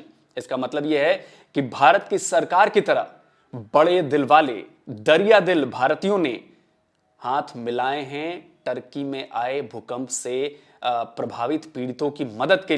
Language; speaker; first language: Hindi; native; Hindi